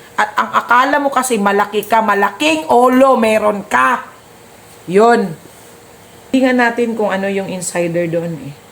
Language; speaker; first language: Filipino; non-native, local second language; Cebuano